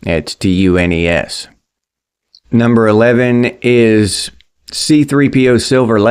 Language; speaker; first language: English; native; English